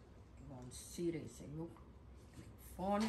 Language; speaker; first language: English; non-native, learner; Spanish